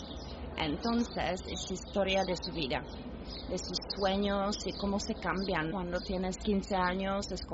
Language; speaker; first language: Spanish; non-native, fluent; Czech